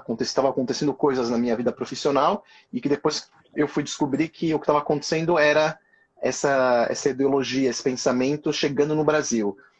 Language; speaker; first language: Portuguese; early bilingual, other home language; Hebrew